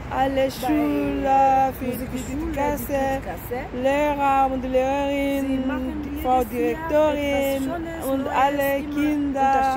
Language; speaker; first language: German; non-native, learner; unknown